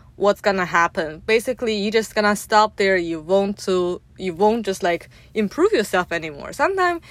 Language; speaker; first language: English; non-native, fluent; Chinese